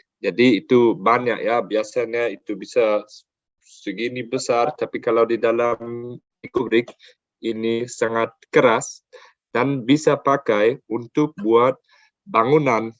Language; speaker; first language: Indonesian; non-native, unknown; German